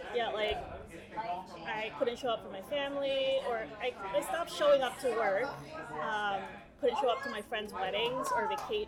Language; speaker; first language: English; early bilingual, other home language; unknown